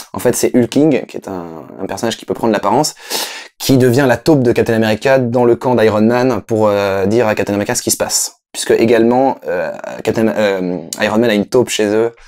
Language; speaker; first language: French; native; French